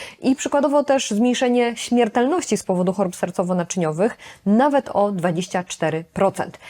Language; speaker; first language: Polish; native; Polish